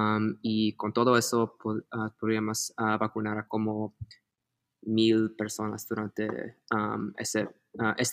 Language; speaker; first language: Spanish; early bilingual, heritage; Spanish